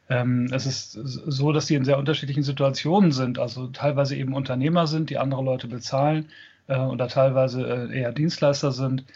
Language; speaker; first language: German; native; German